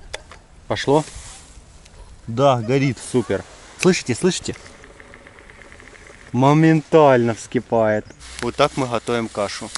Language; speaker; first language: Russian; native; Russian